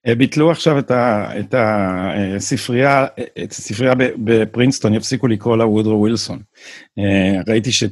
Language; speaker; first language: Hebrew; native; Hebrew